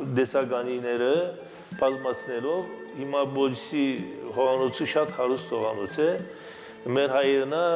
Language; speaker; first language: Armenian; early bilingual, heritage; Armenian